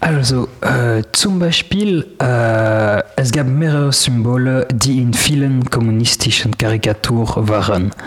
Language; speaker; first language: German; non-native, learner; French